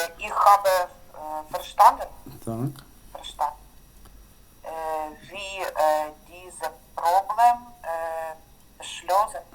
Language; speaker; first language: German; non-native, learner; Ukrainian